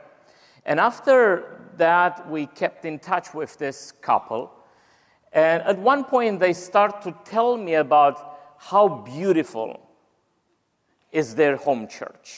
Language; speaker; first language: English; non-native, fluent; Romanian